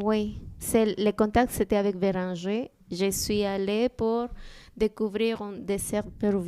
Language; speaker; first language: French; non-native, learner; Spanish